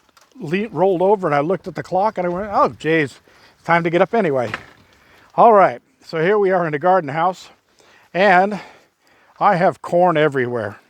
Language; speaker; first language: English; native; English